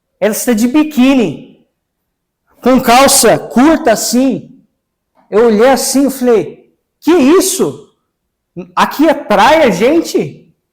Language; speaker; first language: Portuguese; non-native, fluent; English